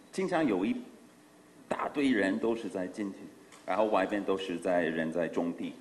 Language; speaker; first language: Chinese; non-native, fluent; English